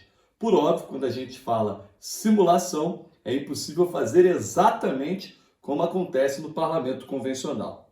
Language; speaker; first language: Portuguese; native; Portuguese